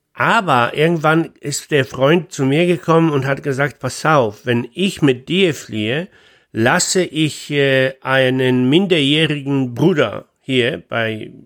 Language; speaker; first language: German; non-native, fluent; Polish